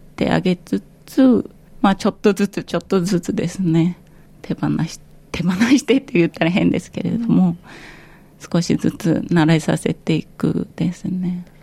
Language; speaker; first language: Japanese; native; Japanese